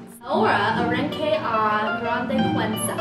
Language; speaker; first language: Spanish; non-native, learner; English